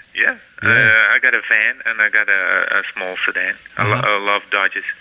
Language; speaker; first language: English; non-native, fluent; Dutch